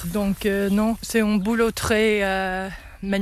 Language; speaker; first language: French; non-native, learner; English